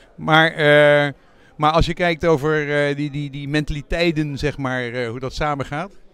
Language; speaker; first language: Dutch; native; Dutch